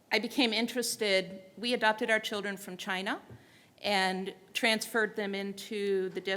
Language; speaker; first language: English; native; English